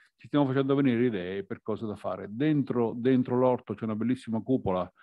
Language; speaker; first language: Italian; native; Italian